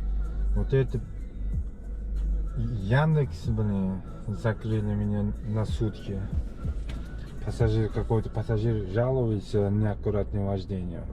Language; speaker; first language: Russian; non-native, learner; Uzbek